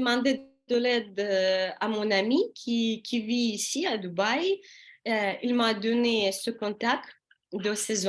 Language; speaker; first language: French; non-native, learner; Russian